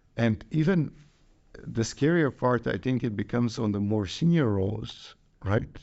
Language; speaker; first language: English; non-native, fluent; Bulgarian